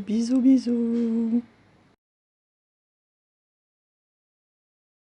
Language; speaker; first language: French; native; French